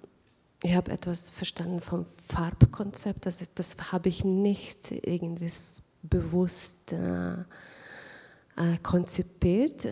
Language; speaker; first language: German; non-native, fluent; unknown